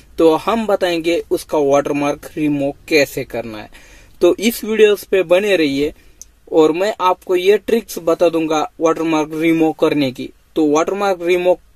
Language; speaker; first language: Hindi; non-native, local second language; Marathi